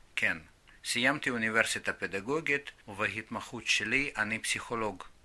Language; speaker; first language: Hebrew; non-native, fluent; Russian